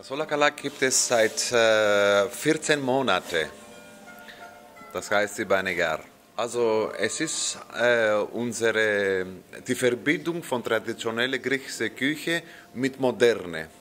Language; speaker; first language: German; non-native, fluent; Greek